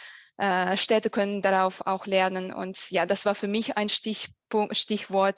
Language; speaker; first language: German; non-native, fluent; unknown